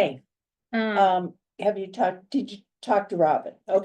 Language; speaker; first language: English; native; English